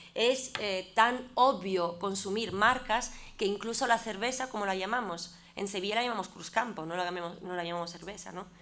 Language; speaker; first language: Spanish; non-native, fluent; Italian